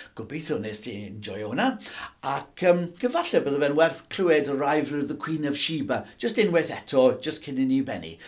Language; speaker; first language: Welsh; native; Welsh